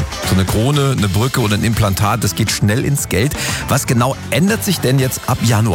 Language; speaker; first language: German; native; German